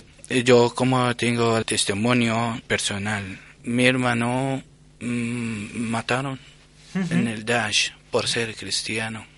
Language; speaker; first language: Spanish; non-native, learner; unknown